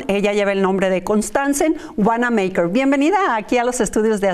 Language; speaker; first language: Spanish; native; Spanish